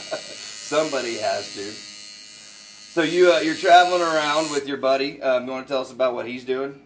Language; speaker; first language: English; native; English